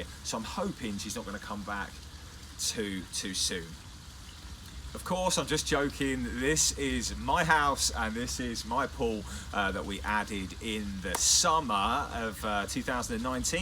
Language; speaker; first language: English; native; English